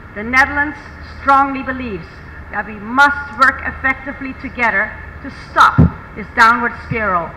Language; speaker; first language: English; non-native, fluent; Dutch